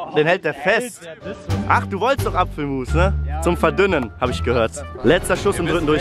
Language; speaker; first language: German; native; German